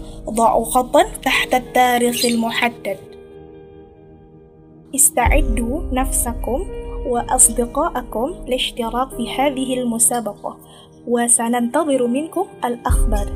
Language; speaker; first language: Arabic; non-native, learner; Indonesian